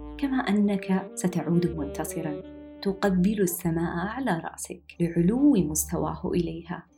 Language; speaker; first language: Arabic; native; Arabic